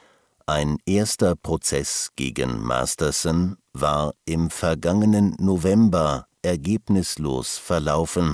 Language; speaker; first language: German; native; German